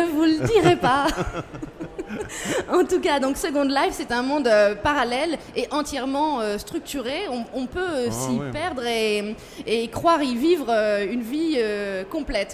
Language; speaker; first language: French; native; French